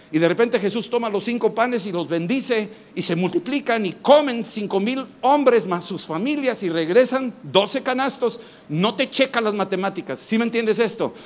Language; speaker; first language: Spanish; native; Spanish